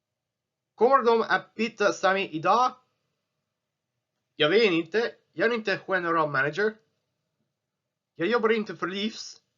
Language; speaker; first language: Swedish; non-native, learner; English